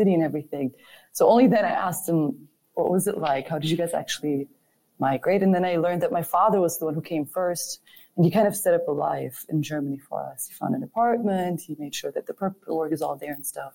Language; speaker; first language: English; non-native, fluent; German